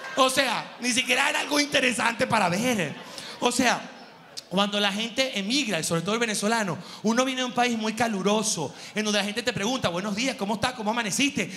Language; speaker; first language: Spanish; native; Spanish